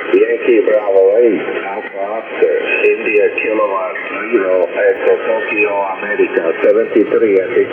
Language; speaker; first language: English; non-native, fluent; Italian